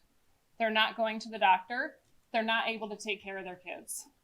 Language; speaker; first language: English; native; English